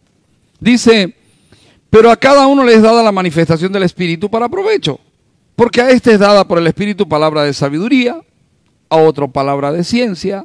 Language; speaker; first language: Spanish; native; Spanish